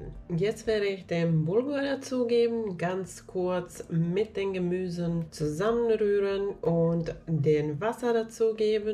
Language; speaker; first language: German; non-native, fluent; Finnish